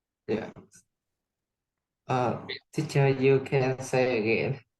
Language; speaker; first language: English; non-native, learner; Vietnamese